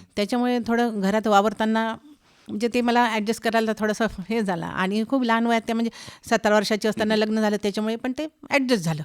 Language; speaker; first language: Marathi; non-native, local second language; Hindi